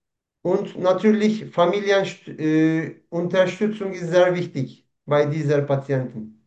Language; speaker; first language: German; non-native, learner; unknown